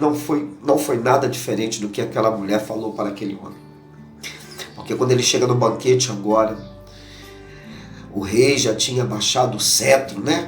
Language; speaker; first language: Portuguese; native; Portuguese